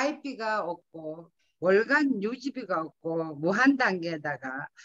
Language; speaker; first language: Korean; native; Korean